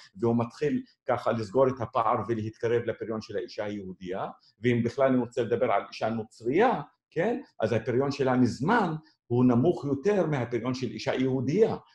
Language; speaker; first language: Hebrew; non-native, local second language; Arabic